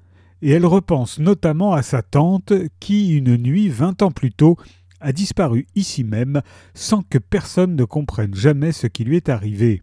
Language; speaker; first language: French; native; French